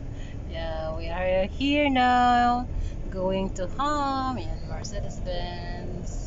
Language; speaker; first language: English; non-native, learner; Filipino